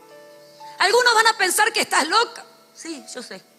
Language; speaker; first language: Spanish; native; Spanish